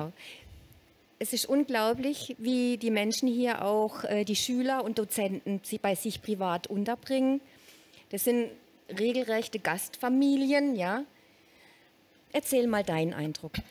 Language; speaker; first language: German; native; German